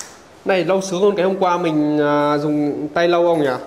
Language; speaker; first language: Vietnamese; native; Vietnamese